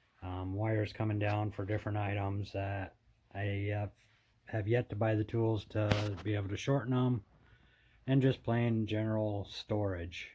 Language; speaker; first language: English; native; English